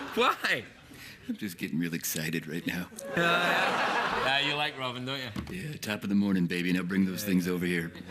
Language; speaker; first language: English; native; English